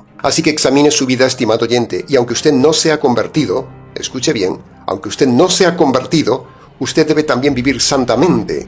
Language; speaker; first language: Spanish; native; Spanish